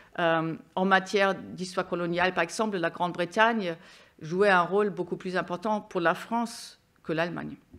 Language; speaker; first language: French; non-native, fluent; German